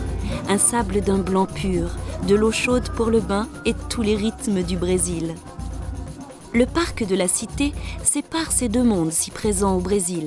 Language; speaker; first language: French; native; French